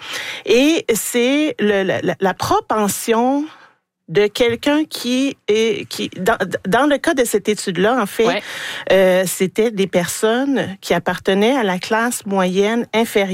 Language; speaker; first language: French; native; French